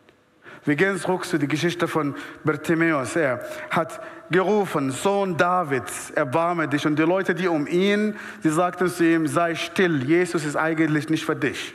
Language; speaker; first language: German; non-native, fluent; Arabic